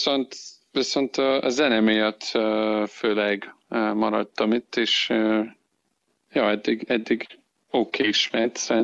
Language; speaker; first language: Hungarian; non-native, fluent; English